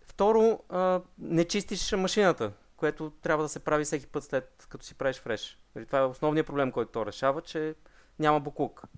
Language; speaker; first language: Bulgarian; native; Bulgarian